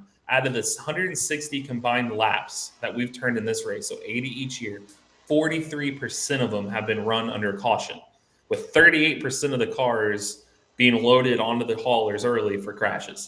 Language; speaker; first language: English; native; English